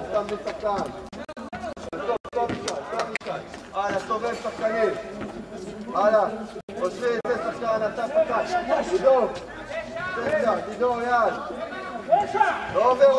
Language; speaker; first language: Hebrew; native; Hebrew